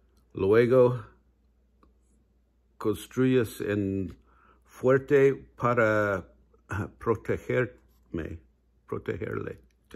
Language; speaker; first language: Spanish; non-native, learner; English